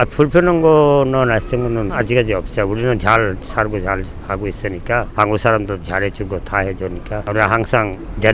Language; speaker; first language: Korean; non-native, learner; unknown